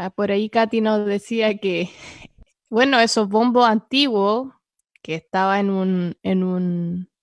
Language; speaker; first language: Spanish; native; Spanish